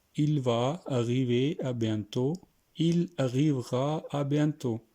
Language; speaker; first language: French; non-native, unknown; Hindi